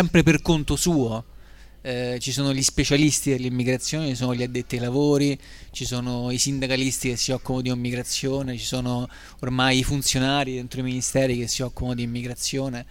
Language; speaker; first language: Italian; native; Italian